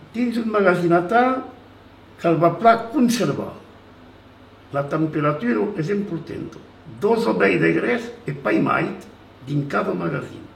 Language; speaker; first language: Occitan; native; Occitan